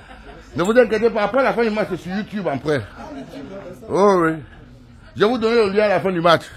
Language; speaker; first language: French; native; French